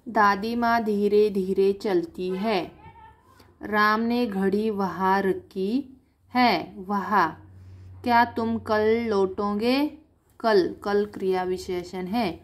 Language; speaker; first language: Hindi; non-native, local second language; Marathi